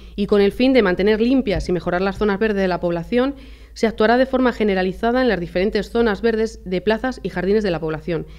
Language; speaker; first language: Spanish; native; Spanish